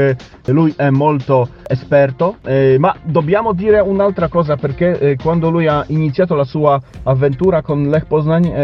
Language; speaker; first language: Italian; non-native, learner; Polish